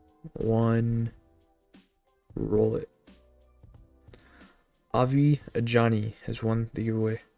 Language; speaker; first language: English; native; English